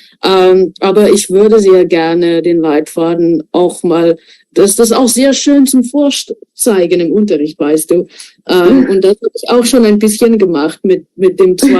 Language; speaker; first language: German; non-native, fluent; Afrikaans